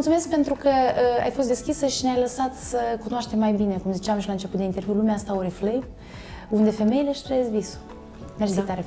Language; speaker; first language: Romanian; native; Romanian